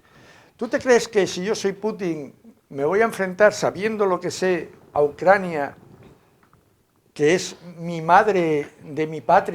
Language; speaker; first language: Spanish; native; Spanish